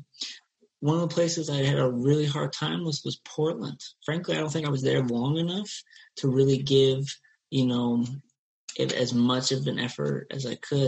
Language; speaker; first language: English; native; English